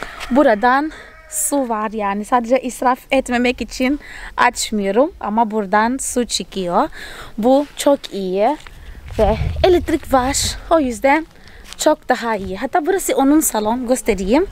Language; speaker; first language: Turkish; non-native, fluent; Portuguese